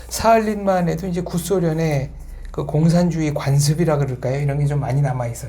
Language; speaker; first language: Korean; native; Korean